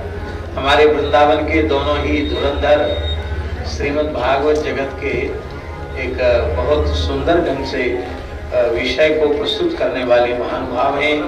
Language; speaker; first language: Hindi; native; Hindi